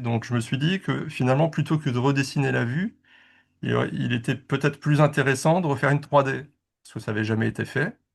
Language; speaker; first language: French; native; French